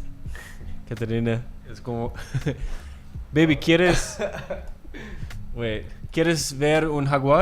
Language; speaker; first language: Spanish; non-native, learner; English